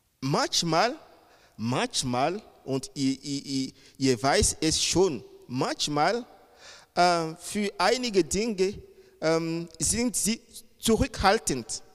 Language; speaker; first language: German; non-native, fluent; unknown